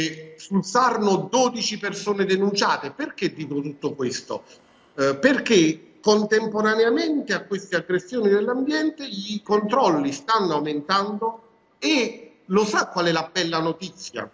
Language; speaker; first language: Italian; native; Italian